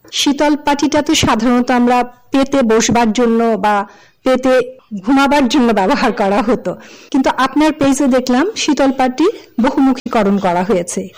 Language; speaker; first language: Bangla; native; Bangla